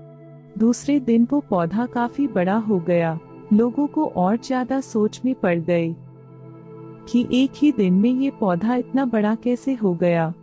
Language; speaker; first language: Hindi; native; Hindi